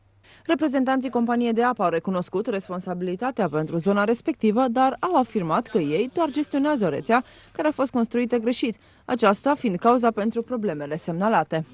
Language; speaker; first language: Romanian; native; Romanian